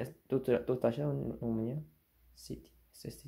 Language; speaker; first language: Romanian; non-native, learner; Korean